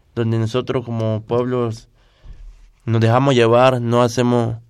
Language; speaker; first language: Spanish; non-native, local second language; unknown